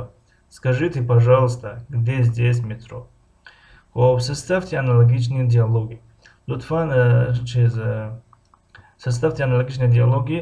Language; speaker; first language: Russian; non-native, fluent; Tajik